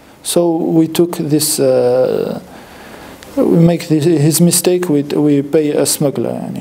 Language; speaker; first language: English; non-native, learner; French